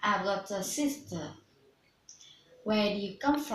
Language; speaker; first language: English; non-native, learner; Vietnamese